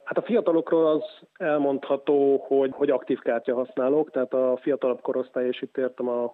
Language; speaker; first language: Hungarian; native; Hungarian